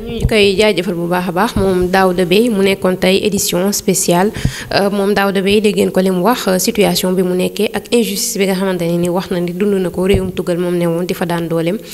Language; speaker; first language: Wolof; native; Wolof